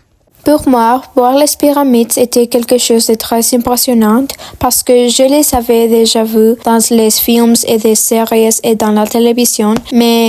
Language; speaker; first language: French; non-native, learner; Spanish